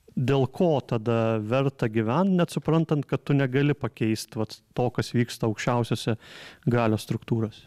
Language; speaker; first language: Lithuanian; native; Lithuanian